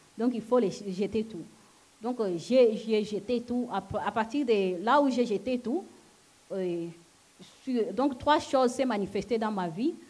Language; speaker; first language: French; non-native, local second language; Lingala